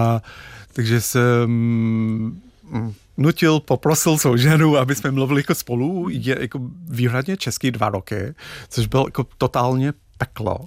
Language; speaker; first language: Czech; non-native, fluent; English